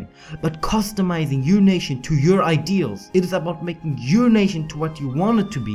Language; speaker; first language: English; non-native, fluent; German